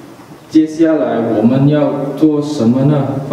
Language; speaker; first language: Chinese; non-native, learner; Indonesian